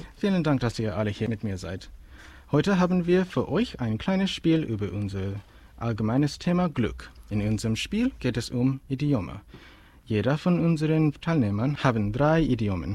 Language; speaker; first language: German; non-native, learner; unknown